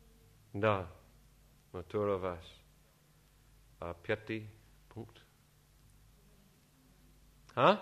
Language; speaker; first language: Russian; non-native, learner; English